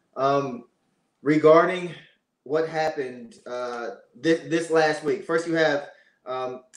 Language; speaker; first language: English; native; English